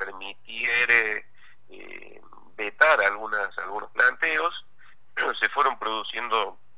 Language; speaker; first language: Spanish; native; Spanish